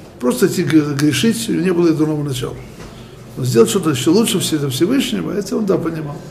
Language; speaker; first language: Russian; early bilingual, heritage; Russian